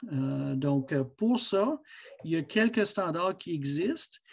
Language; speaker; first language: French; native; French